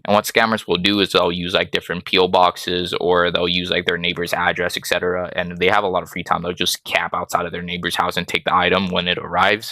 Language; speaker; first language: English; native; English